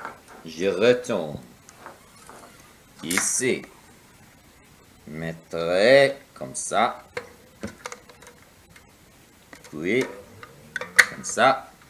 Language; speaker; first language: French; non-native, learner; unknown